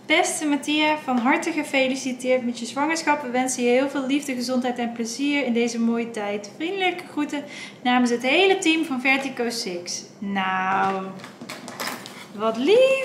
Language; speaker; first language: Dutch; native; Dutch